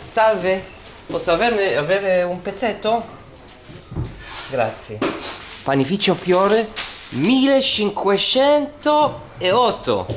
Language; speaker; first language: Italian; non-native, fluent; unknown